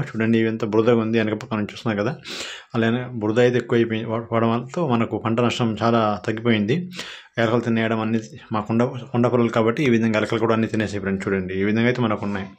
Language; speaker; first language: Telugu; non-native, local second language; Odia